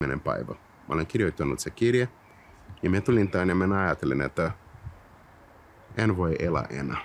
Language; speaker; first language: Finnish; early bilingual, heritage; Finnish